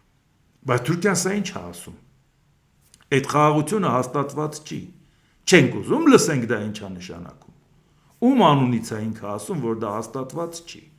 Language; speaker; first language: Armenian; native; Armenian